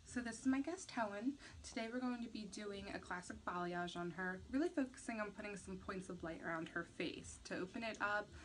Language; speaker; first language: English; native; English